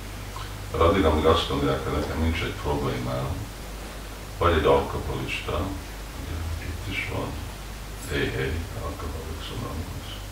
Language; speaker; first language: Hungarian; early bilingual, heritage; Hungarian